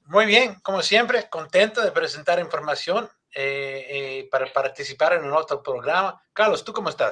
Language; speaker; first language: Spanish; non-native, learner; English